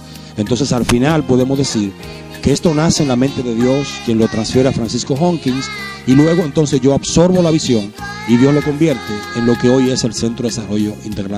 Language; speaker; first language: Spanish; native; Spanish